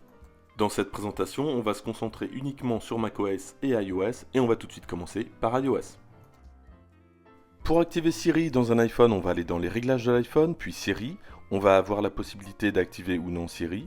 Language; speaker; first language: French; native; French